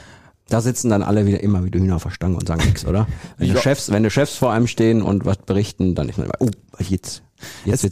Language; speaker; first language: German; native; German